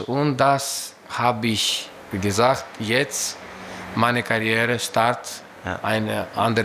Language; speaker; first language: German; non-native, learner; Greek